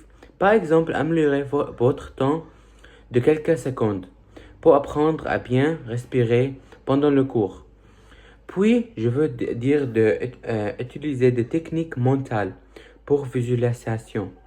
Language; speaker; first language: French; early bilingual, other home language; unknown